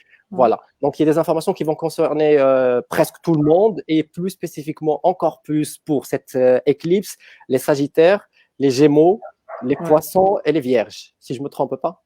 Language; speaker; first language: French; native; French